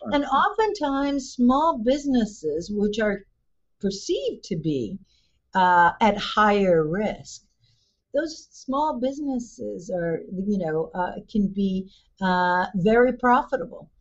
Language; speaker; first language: English; early bilingual, other home language; Spanish